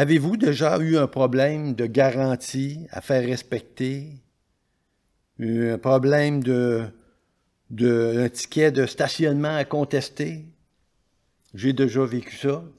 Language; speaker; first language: French; native; French